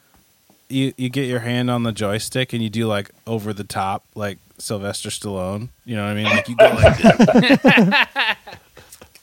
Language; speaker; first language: English; native; English